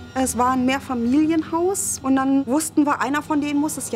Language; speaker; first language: German; native; German